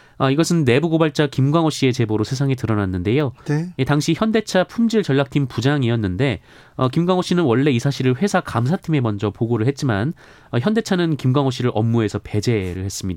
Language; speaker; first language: Korean; native; Korean